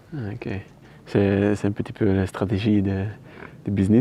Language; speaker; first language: French; non-native, learner; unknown